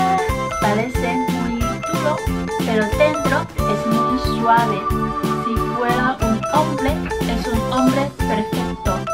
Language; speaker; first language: Spanish; non-native, fluent; Chinese